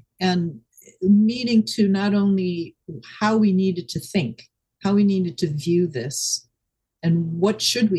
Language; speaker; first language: English; non-native, local second language; Wu Chinese